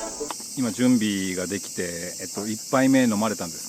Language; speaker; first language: Japanese; native; Japanese